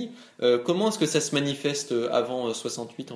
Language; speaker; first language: French; native; French